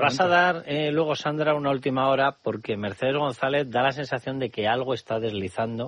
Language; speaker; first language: Spanish; native; Spanish